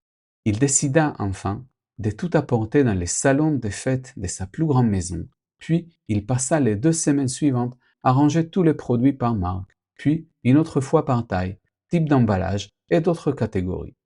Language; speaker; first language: French; non-native, fluent; Spanish